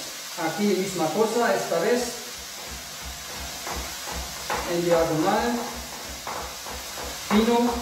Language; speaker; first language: Spanish; non-native, fluent; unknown